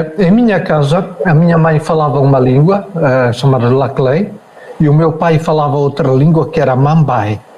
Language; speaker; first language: Portuguese; non-native, local second language; Tetum